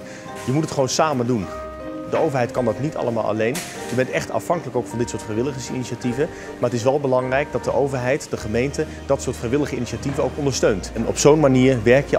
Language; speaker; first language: Dutch; native; Dutch